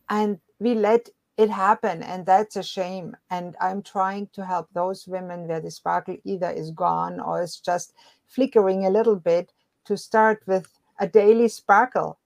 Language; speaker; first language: English; non-native, fluent; German